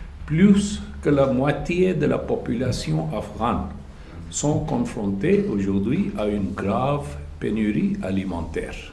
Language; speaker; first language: French; non-native, fluent; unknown